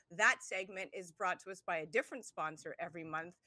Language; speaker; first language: English; native; English